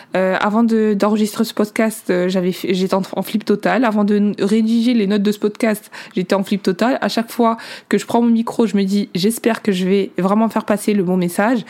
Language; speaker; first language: French; native; French